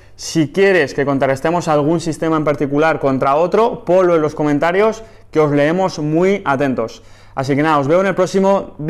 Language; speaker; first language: Spanish; native; Spanish